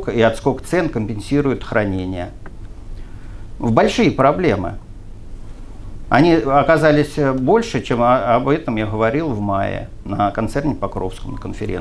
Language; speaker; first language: Russian; native; Russian